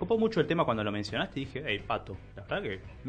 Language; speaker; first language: Spanish; native; Spanish